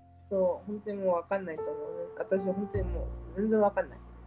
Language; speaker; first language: Japanese; early bilingual, heritage; Japanese